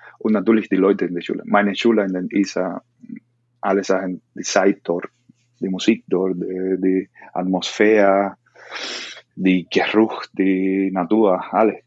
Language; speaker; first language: German; non-native, learner; Spanish